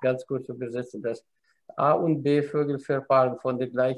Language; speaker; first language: German; non-native, fluent; Russian